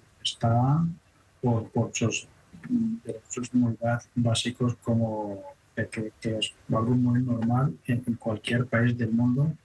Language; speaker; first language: Spanish; non-native, fluent; Persian